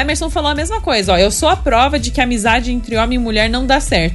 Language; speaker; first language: Portuguese; native; Portuguese